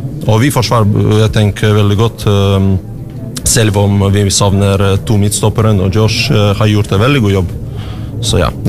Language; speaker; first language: Norwegian; non-native, learner; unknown